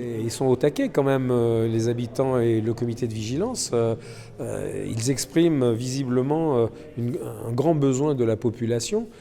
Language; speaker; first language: French; native; French